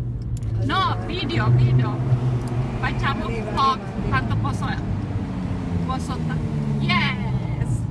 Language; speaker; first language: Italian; non-native, learner; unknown